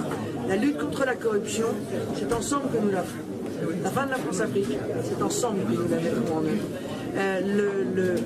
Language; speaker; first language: French; native; French